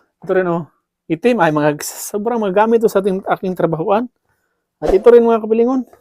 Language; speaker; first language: Filipino; non-native, local second language; Cebuano